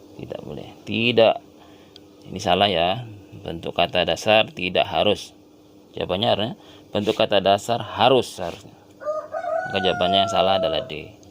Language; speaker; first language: Indonesian; native; Indonesian